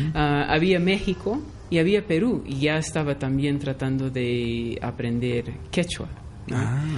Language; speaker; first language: Spanish; non-native, fluent; English